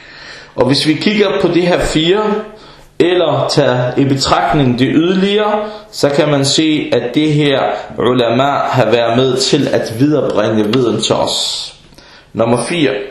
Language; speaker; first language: Danish; early bilingual, other home language; Arabic